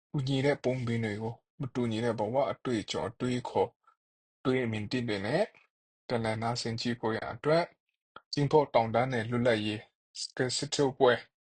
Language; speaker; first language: Burmese; non-native, local second language; Kachin